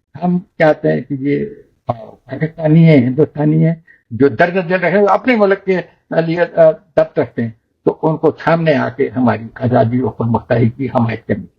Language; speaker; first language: Urdu; non-native, local second language; Pahari-Potwari